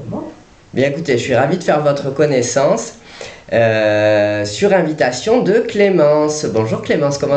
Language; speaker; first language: French; native; French